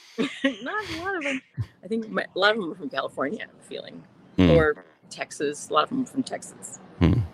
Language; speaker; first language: English; early bilingual, other home language; Norwegian